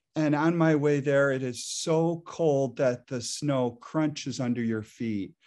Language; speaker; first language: English; native; English